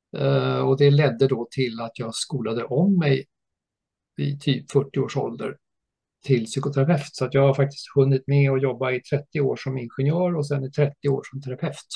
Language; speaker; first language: Swedish; early bilingual, other home language; English